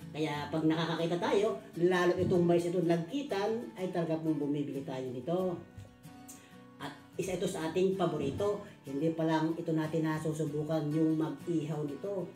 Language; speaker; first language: Filipino; native; Filipino